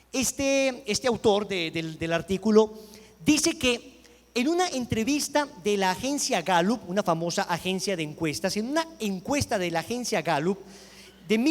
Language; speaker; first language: Spanish; native; Spanish